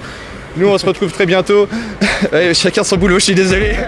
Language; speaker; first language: French; native; French